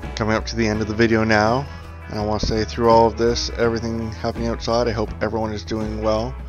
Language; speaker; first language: English; native; English